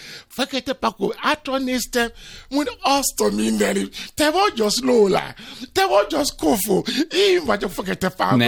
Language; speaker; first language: Hungarian; non-native, fluent; Yoruba